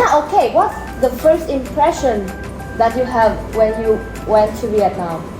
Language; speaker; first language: English; non-native, fluent; Vietnamese